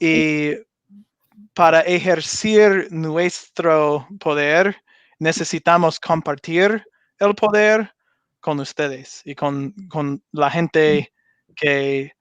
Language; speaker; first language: Spanish; non-native, learner; English